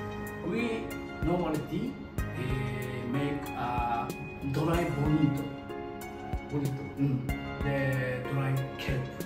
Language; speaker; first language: English; non-native, learner; Japanese